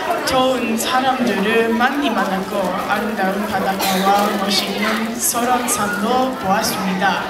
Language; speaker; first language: Korean; early bilingual, heritage; English